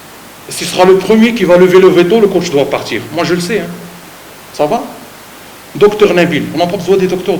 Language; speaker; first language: French; non-native, fluent; Arabic